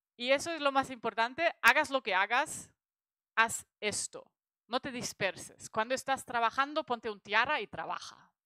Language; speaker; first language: Spanish; non-native, fluent; German